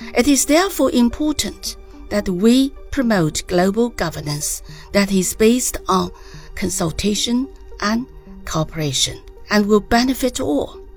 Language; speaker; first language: English; non-native, fluent; Chinese